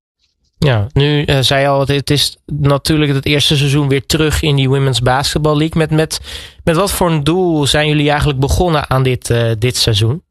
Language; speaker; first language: Dutch; native; Dutch